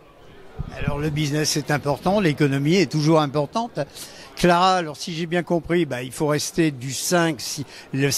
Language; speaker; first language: French; native; French